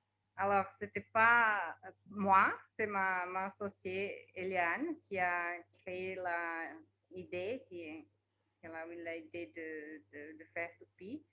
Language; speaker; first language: French; non-native, fluent; Portuguese